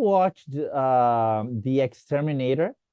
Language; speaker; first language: English; non-native, fluent; Portuguese